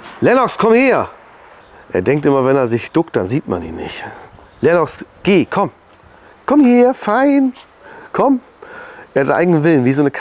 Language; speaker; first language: German; native; German